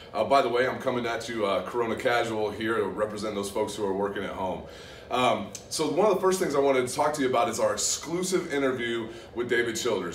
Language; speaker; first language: English; native; English